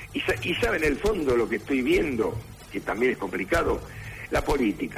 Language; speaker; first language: Spanish; native; Spanish